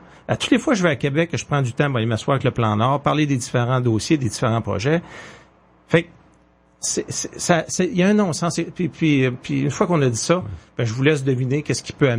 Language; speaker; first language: French; native; French